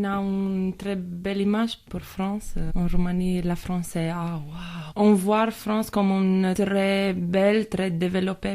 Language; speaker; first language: French; non-native, learner; Romanian